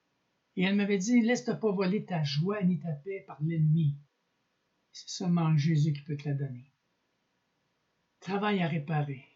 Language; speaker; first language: French; native; French